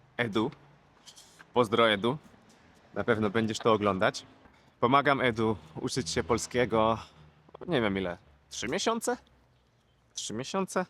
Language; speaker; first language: Polish; native; Polish